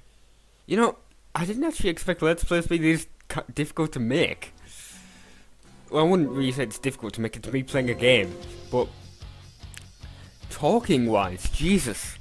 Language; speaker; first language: English; native; English